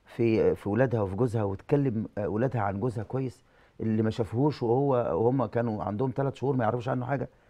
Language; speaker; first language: Arabic; native; Arabic